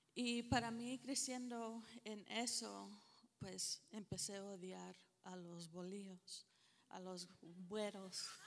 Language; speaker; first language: Spanish; early bilingual, heritage; Spanish